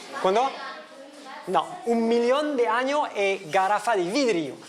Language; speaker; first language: Spanish; non-native, learner; French